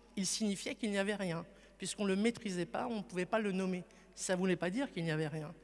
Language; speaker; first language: French; native; French